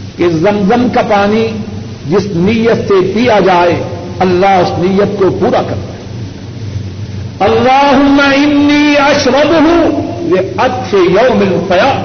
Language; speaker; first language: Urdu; non-native, local second language; Punjabi